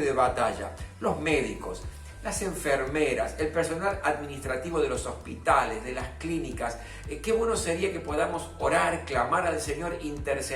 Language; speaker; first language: Spanish; native; Spanish